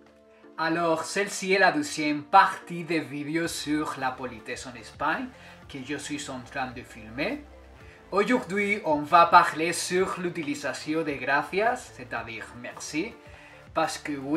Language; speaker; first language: French; non-native, fluent; Spanish